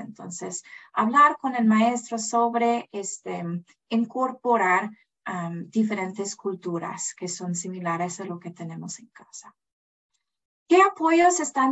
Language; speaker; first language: Spanish; non-native, fluent; English